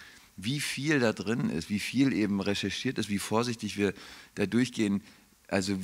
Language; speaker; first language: German; native; German